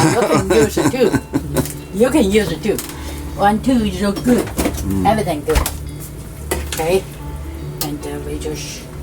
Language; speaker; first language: English; non-native, learner; Chinese